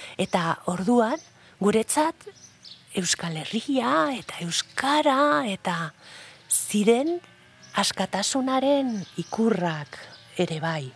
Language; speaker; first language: Basque; non-native, local second language; Spanish